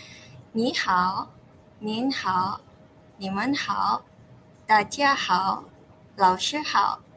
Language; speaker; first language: Chinese; non-native, learner; Indonesian